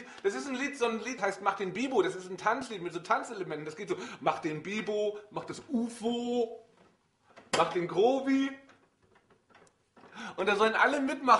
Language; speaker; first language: German; native; German